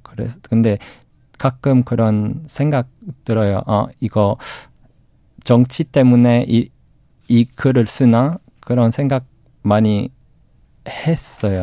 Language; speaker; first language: Korean; non-native, learner; English